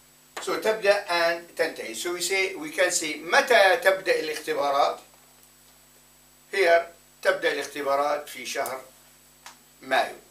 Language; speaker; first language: Arabic; non-native, fluent; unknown